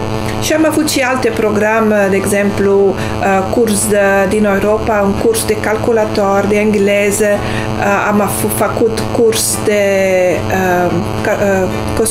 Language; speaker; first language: Romanian; non-native, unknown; Dutch